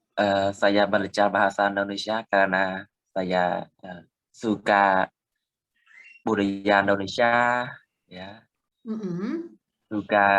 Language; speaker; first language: Indonesian; non-native, learner; Khmer